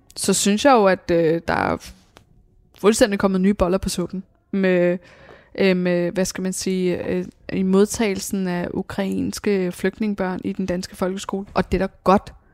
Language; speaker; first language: Danish; early bilingual, other home language; Persian